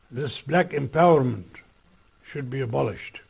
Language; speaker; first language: English; non-native, local second language; Afrikaans